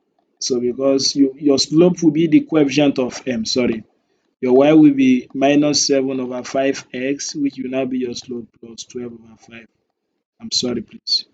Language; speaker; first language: English; non-native, local second language; Yoruba